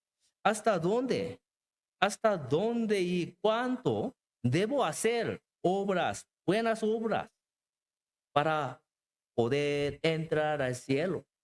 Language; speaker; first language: Spanish; non-native, learner; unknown